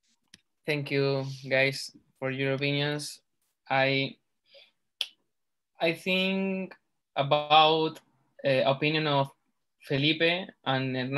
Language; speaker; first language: English; non-native, learner; Spanish